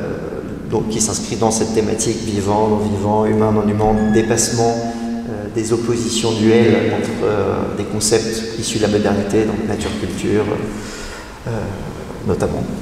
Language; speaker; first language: French; native; French